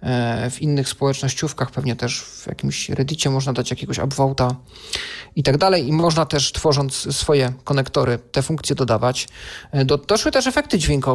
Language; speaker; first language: Polish; native; Polish